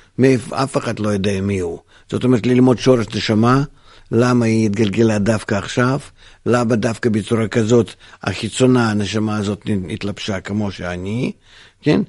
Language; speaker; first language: Hebrew; non-native, fluent; Russian